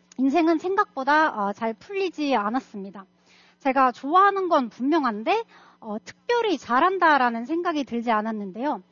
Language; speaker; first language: Korean; non-native, fluent; Russian